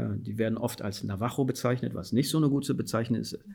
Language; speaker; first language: German; non-native, fluent; Fula